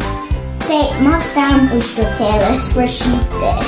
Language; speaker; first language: Lithuanian; early bilingual, heritage; Lithuanian